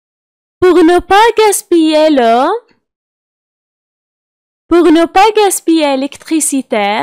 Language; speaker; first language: French; non-native, fluent; Arabic